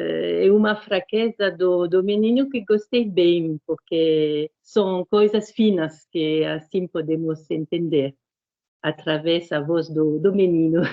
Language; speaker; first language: Portuguese; non-native, fluent; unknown